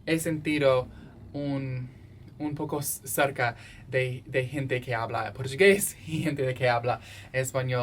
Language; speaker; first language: Spanish; non-native, learner; English